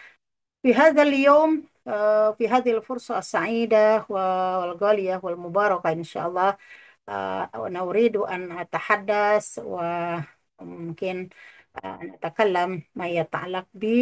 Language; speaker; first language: Arabic; non-native, fluent; Indonesian